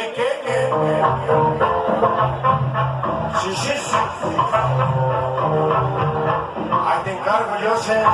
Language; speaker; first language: Spanish; native; Spanish